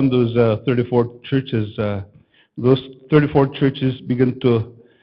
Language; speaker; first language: English; native; English